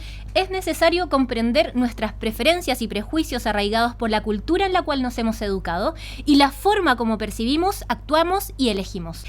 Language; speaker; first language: Spanish; native; Spanish